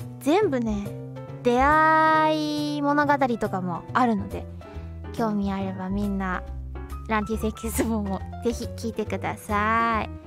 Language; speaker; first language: Japanese; non-native, fluent; Chinese